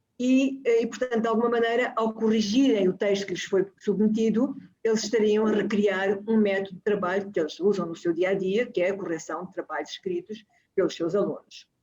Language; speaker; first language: Portuguese; native; Portuguese